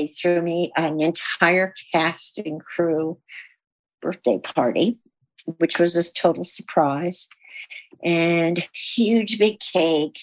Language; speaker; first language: English; native; English